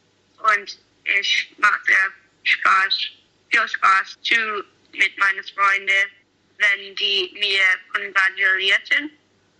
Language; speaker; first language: German; non-native, learner; English